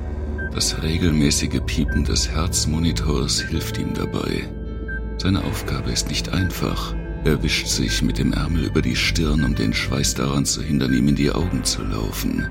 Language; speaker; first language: German; native; German